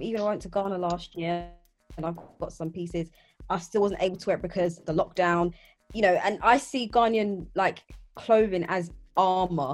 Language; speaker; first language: English; native; English